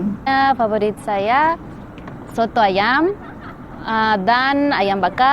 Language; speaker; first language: Indonesian; non-native, fluent; Spanish